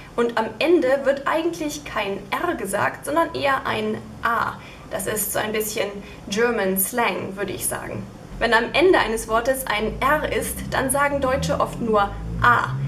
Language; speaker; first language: German; native; German